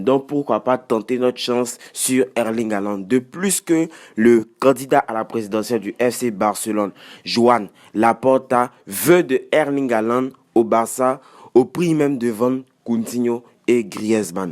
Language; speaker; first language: French; native; French